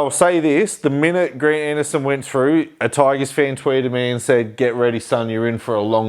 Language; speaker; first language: English; native; English